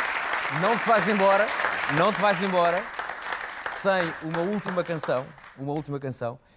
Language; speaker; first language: Portuguese; native; Portuguese